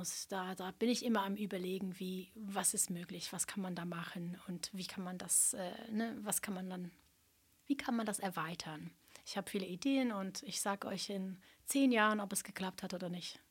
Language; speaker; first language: German; non-native, fluent; English